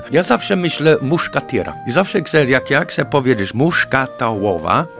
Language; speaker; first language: Polish; non-native, fluent; English